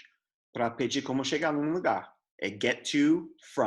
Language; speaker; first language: Portuguese; non-native, fluent; English